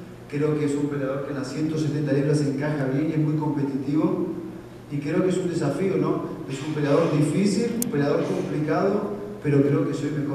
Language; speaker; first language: Spanish; native; Spanish